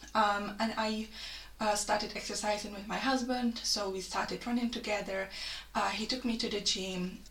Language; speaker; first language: English; non-native, fluent; Czech